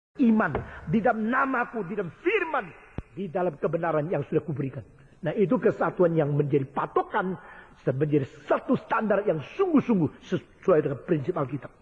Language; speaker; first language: Indonesian; early bilingual, other home language; Chinese